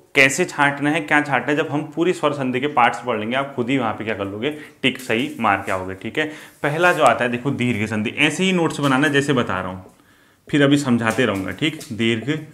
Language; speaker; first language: Hindi; native; Hindi